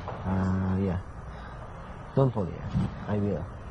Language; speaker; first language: English; non-native, learner; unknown